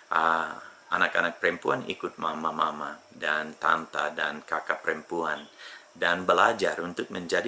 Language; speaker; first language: Indonesian; non-native, fluent; English